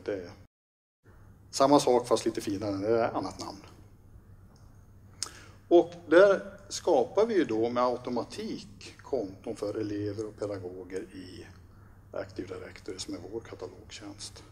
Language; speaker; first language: Swedish; native; Swedish